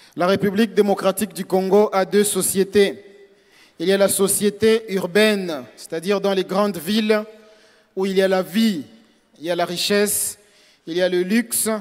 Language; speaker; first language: French; non-native, local second language; Swahili